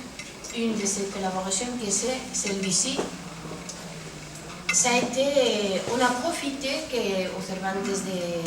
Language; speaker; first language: French; non-native, fluent; Spanish